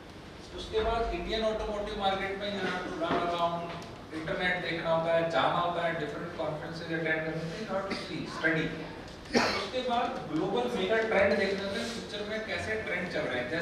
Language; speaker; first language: Hindi; native; Hindi